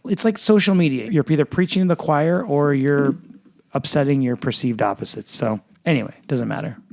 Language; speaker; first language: English; native; English